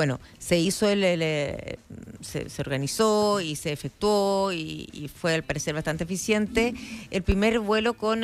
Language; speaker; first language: Spanish; native; Spanish